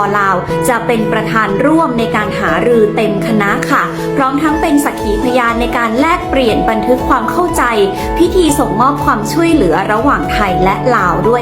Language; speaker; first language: Thai; native; Thai